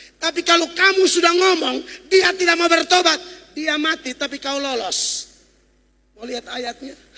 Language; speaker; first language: Indonesian; native; Indonesian